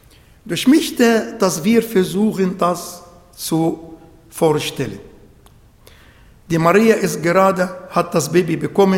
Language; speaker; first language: German; non-native, fluent; Arabic